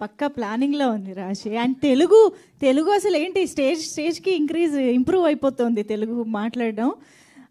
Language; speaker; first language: Telugu; native; Telugu